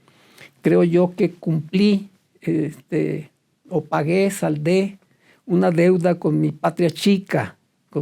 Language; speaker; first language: Spanish; native; Spanish